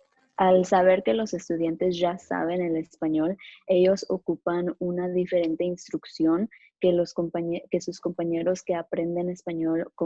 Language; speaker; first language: Spanish; early bilingual, other home language; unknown